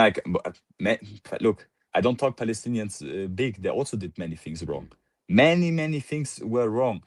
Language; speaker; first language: English; non-native, learner; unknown